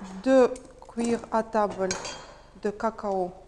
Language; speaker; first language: French; non-native, learner; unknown